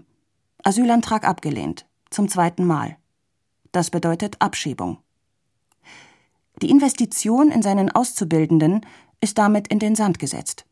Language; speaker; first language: German; native; German